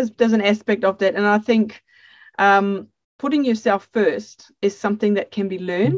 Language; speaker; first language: English; non-native, fluent; German